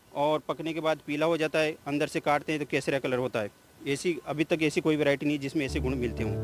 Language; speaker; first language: Hindi; native; Hindi